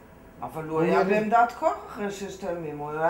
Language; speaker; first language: Hebrew; native; Hebrew